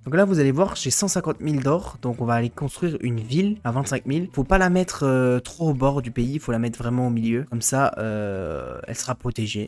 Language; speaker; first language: French; native; French